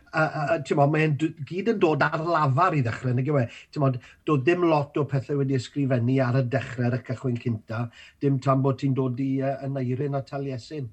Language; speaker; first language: Welsh; native; Welsh